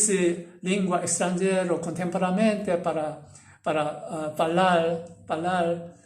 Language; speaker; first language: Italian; non-native, learner; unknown